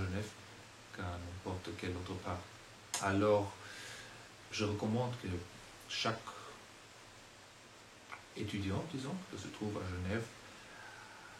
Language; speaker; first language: French; non-native, fluent; German